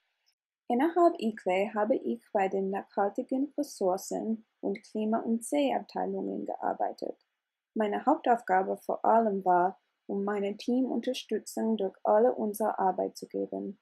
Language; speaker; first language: German; non-native, learner; English